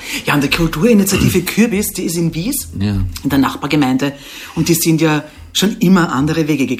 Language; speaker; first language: German; native; German